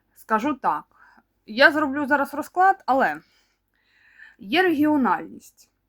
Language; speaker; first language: Ukrainian; non-native, local second language; Russian